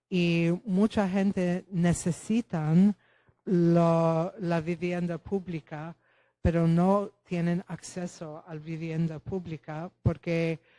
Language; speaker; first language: Spanish; non-native, fluent; Polish